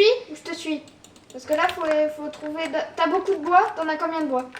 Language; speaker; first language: French; native; French